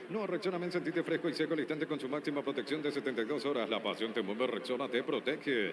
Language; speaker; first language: Spanish; native; Spanish